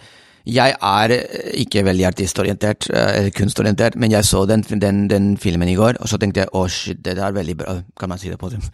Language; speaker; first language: Norwegian; non-native, fluent; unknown